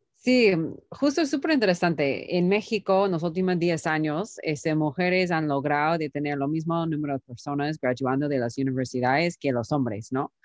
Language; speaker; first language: Spanish; non-native, fluent; English